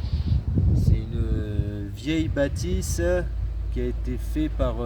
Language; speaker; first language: French; native; French